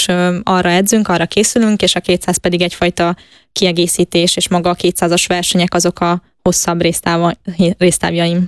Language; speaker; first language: Hungarian; native; Hungarian